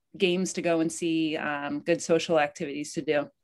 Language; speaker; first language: English; native; English